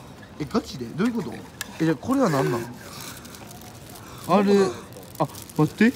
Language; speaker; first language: Japanese; native; Japanese